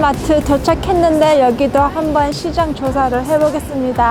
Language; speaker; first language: Korean; early bilingual, heritage; English